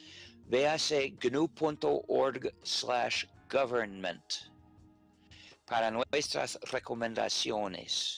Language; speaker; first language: Spanish; non-native, fluent; English